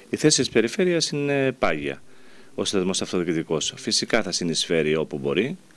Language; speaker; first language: Greek; native; Greek